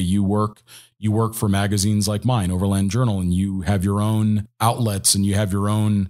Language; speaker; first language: English; native; English